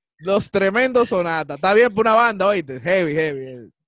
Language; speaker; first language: Spanish; native; Spanish